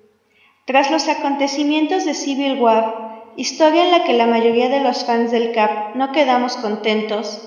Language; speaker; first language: Spanish; native; Spanish